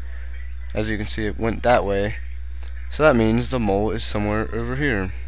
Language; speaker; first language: English; native; English